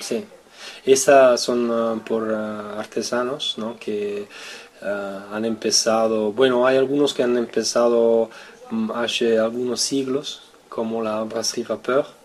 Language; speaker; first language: Spanish; non-native, fluent; French